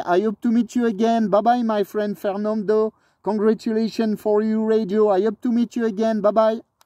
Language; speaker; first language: English; non-native, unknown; French